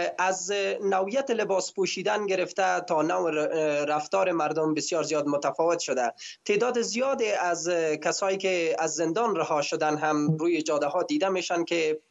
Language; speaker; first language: Persian; native; Persian